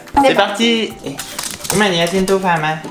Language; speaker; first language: Chinese; non-native, fluent; French